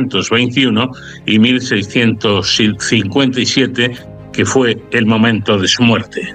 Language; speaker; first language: Spanish; native; Spanish